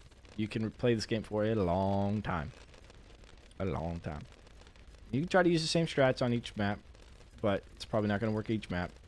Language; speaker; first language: English; native; English